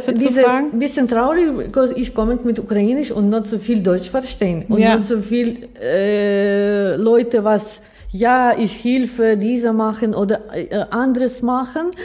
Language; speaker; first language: German; non-native, learner; Ukrainian